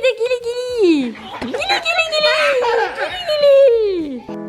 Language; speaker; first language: French; native; French